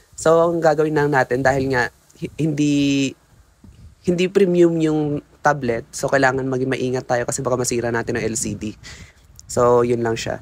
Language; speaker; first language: Filipino; native; Filipino